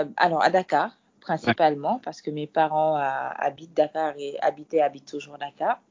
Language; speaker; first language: French; non-native, local second language; Fula